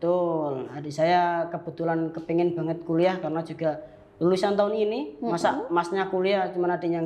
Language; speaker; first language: Indonesian; non-native, local second language; Javanese